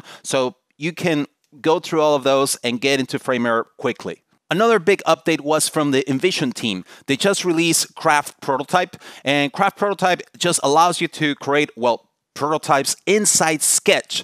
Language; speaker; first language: English; non-native, fluent; Spanish